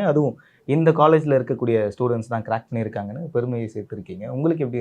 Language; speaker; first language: Tamil; native; Tamil